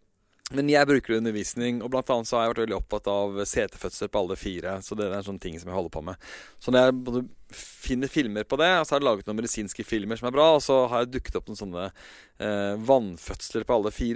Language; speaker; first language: Norwegian; native; Norwegian